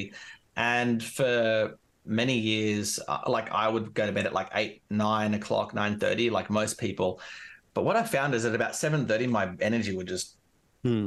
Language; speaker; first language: English; native; English